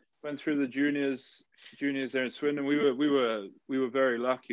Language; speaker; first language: English; native; English